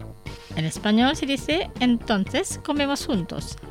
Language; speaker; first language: Spanish; non-native, fluent; Indonesian